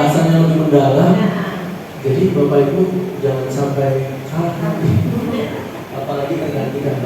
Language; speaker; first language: Indonesian; native; Indonesian